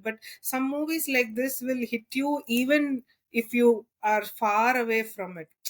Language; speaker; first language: English; non-native, local second language; Tamil